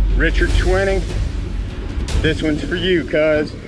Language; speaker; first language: English; native; English